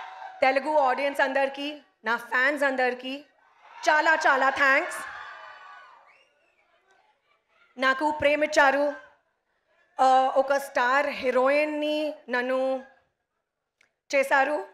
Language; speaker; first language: Telugu; non-native, local second language; Hindi